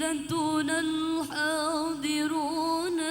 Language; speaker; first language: Arabic; non-native, learner; Javanese